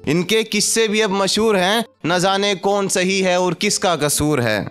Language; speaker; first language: Hindi; native; Hindi